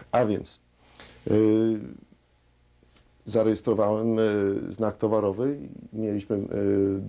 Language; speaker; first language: Polish; early bilingual, heritage; Polish